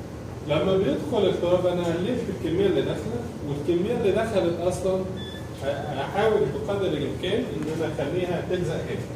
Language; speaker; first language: Arabic; native; Arabic